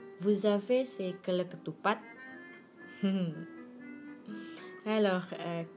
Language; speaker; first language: French; non-native, learner; Indonesian